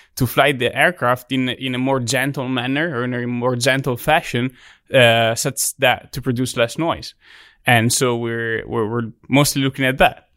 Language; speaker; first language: English; non-native, fluent; Italian